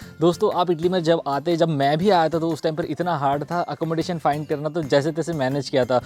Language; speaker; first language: Hindi; native; Hindi